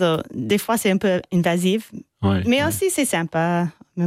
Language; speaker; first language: French; non-native, fluent; English